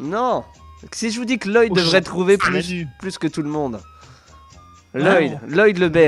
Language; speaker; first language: French; native; French